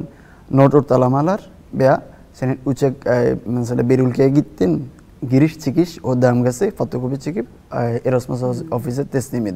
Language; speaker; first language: Turkish; non-native, fluent; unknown